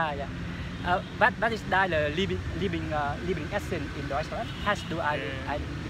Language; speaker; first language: German; non-native, learner; Vietnamese